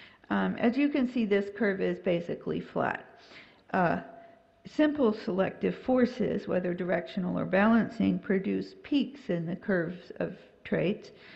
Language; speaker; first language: English; native; English